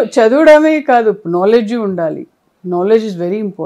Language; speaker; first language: Telugu; non-native, local second language; Kannada